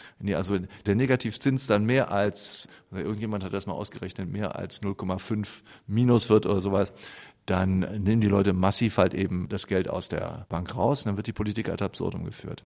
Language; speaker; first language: German; native; German